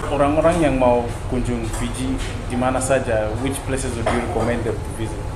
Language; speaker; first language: Indonesian; non-native, fluent; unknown